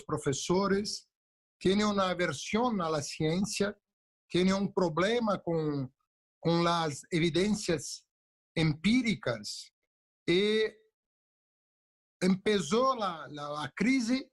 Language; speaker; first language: Spanish; non-native, local second language; Portuguese